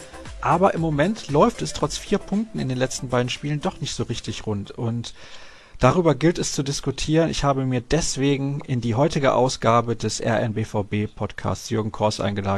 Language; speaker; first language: German; native; German